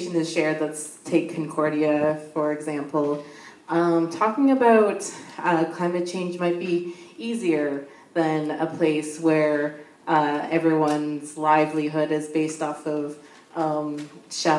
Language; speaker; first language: English; native; English